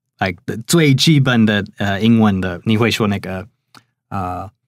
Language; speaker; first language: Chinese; non-native, fluent; English